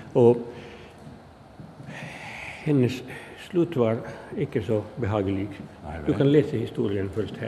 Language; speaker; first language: Norwegian; non-native, fluent; Finnish